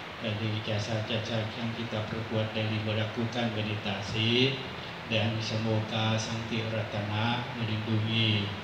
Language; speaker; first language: Indonesian; non-native, fluent; Thai